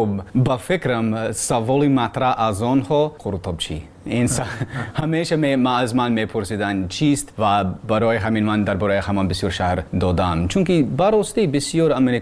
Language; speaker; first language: Tajik; non-native, learner; English